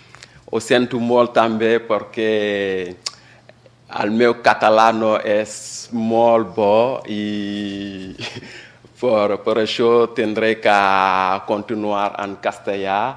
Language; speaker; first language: Catalan; non-native, learner; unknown